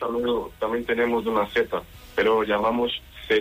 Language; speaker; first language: Spanish; non-native, learner; Portuguese